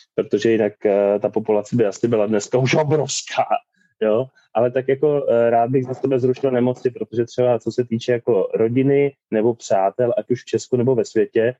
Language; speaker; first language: Czech; native; Czech